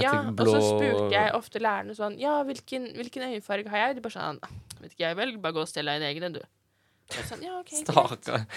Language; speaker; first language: Norwegian; native; Norwegian